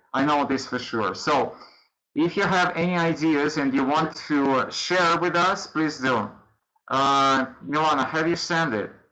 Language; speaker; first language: English; non-native, fluent; Russian